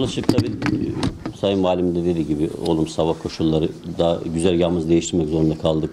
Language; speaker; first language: Turkish; native; Turkish